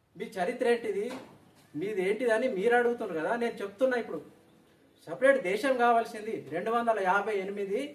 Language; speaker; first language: Telugu; non-native, local second language; Gondi